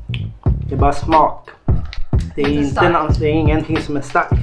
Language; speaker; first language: Swedish; native; Swedish